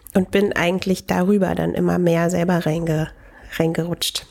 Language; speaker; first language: German; native; German